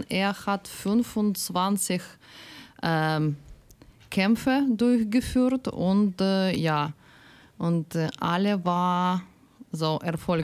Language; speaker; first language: German; non-native, learner; Ukrainian